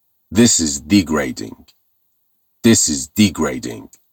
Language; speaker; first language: English; non-native, fluent; Persian